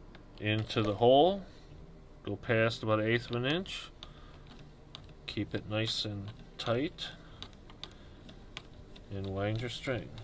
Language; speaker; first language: English; native; English